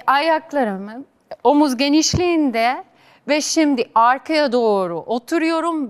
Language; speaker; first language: Turkish; non-native, fluent; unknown